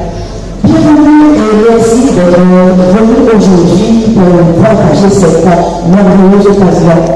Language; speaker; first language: French; non-native, local second language; Haitian Creole